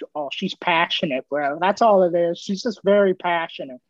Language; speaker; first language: English; native; English